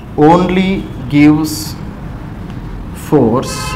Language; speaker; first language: English; non-native, local second language; Telugu